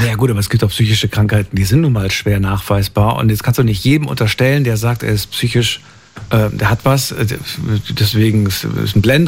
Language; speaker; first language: German; native; German